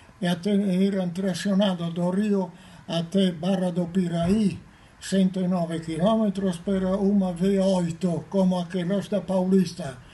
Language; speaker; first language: Portuguese; non-native, fluent; Italian